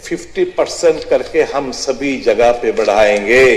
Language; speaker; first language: Hindi; non-native, local second language; Bangla